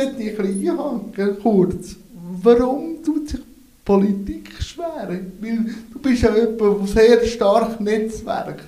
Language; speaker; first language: German; native; German